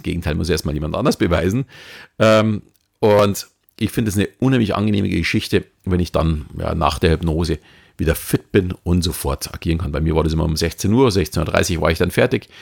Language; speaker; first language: German; native; German